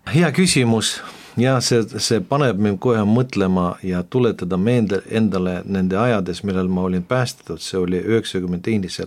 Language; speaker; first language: Estonian; non-native, local second language; Russian